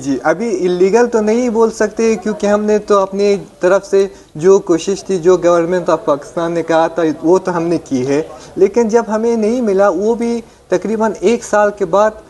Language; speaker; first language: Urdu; non-native, fluent; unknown